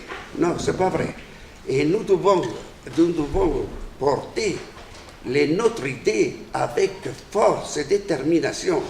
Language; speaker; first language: French; non-native, fluent; Italian